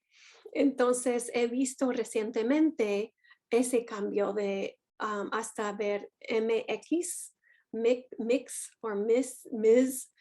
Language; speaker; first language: Spanish; non-native, fluent; English